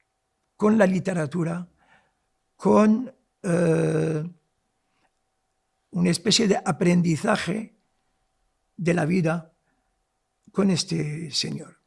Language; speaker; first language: Spanish; non-native, local second language; Arabic